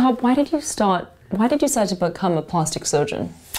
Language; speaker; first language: English; early bilingual, other home language; Chinese